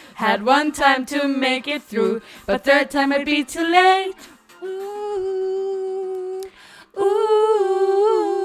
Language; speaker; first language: English; non-native, fluent; Danish